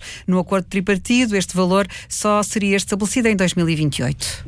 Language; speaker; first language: Portuguese; native; Portuguese